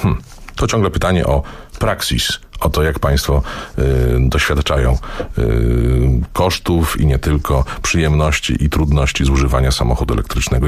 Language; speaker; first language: Polish; native; Polish